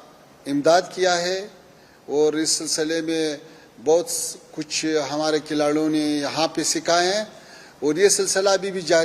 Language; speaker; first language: Hindi; non-native, learner; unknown